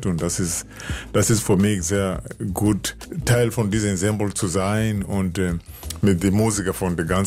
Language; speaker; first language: German; non-native, learner; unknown